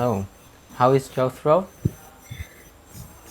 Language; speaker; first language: English; non-native, fluent; Vietnamese